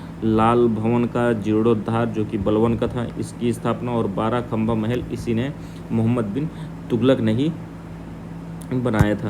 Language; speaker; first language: Hindi; native; Hindi